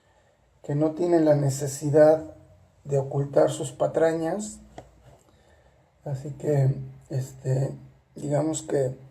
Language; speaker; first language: Spanish; native; Spanish